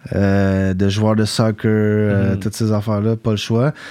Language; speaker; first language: French; native; French